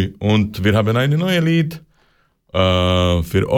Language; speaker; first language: German; non-native, learner; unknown